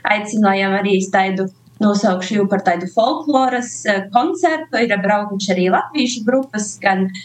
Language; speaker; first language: Latvian; native; Latvian